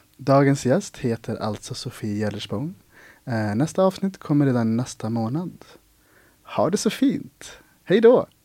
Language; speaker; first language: Swedish; native; Swedish